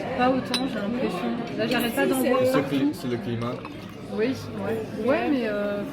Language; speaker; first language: French; non-native, learner; Korean